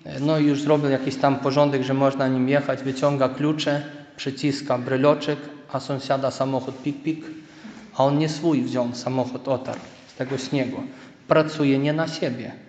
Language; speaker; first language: Polish; native; Polish